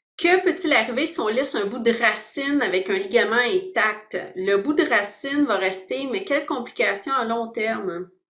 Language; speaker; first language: French; native; French